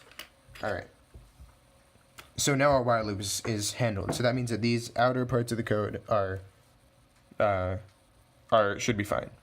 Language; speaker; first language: English; native; English